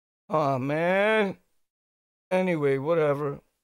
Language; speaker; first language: English; early bilingual, other home language; Spanish